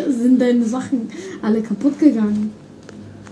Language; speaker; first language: German; early bilingual, other home language; Russian